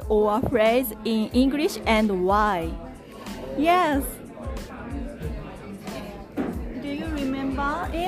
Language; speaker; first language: English; non-native, learner; Japanese